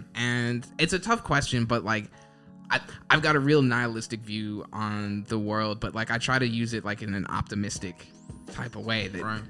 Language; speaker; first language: English; native; English